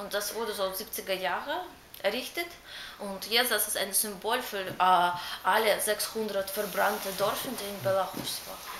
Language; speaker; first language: German; non-native, learner; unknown